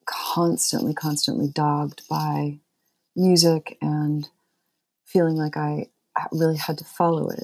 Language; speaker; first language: English; native; English